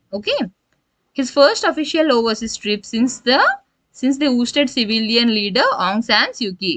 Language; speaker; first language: English; non-native, local second language; Telugu